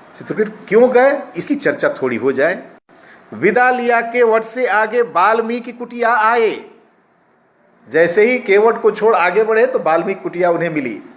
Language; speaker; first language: Hindi; native; Hindi